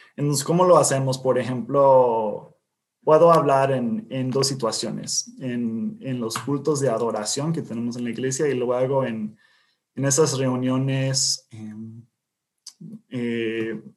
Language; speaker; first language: Spanish; non-native, fluent; English